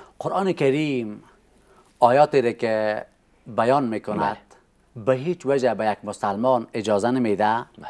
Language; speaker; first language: Persian; native; Persian